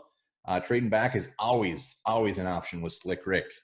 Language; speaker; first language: English; native; English